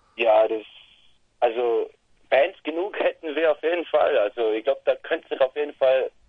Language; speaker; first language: German; native; German